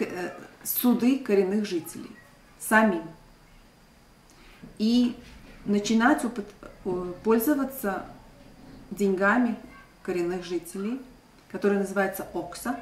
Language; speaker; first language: Russian; non-native, local second language; Latvian